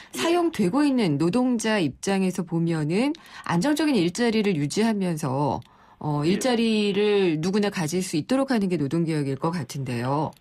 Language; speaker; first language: Korean; native; Korean